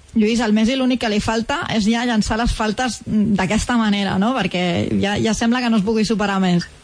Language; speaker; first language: Catalan; native; Catalan